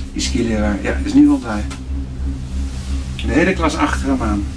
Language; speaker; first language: Dutch; native; Dutch